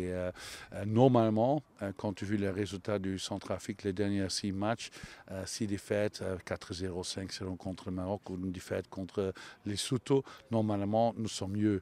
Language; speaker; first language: French; non-native, local second language; Dutch